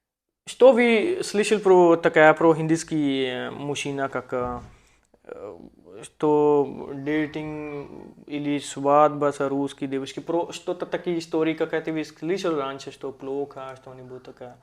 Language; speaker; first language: Russian; non-native, learner; Hindi